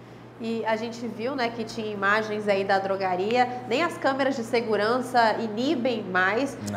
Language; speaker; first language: Portuguese; native; Portuguese